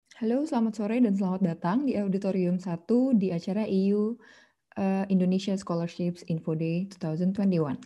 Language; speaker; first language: Indonesian; native; Indonesian